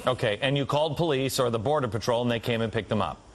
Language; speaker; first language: English; native; English